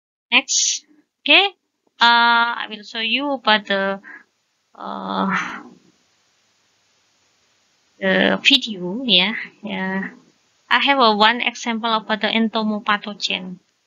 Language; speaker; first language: English; non-native, learner; Indonesian